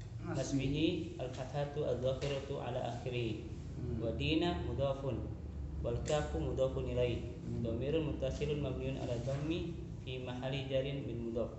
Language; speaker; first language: Arabic; non-native, learner; Indonesian